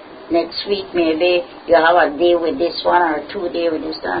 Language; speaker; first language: English; native; English